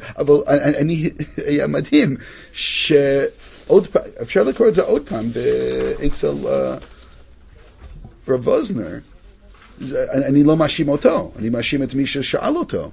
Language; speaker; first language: Hebrew; non-native, fluent; English